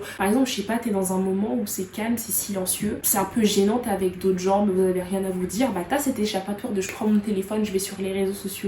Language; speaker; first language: French; native; French